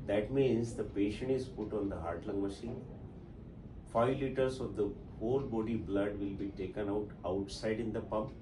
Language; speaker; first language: English; non-native, local second language; Gujarati